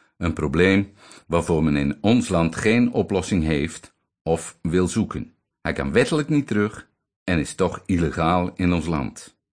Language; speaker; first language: Dutch; native; Dutch